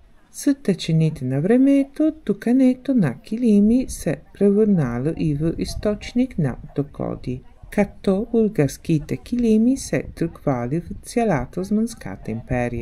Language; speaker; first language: Bulgarian; non-native, learner; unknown